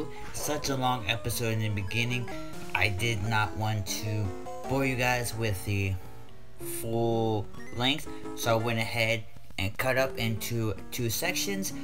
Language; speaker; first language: English; native; English